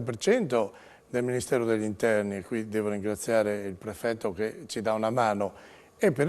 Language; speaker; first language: Italian; native; Italian